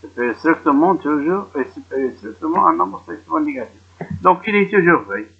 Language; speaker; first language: French; non-native, local second language; Arabic